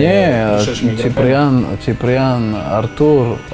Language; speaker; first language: Russian; non-native, learner; Slovak